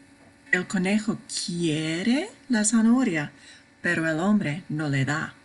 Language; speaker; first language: Spanish; non-native, fluent; English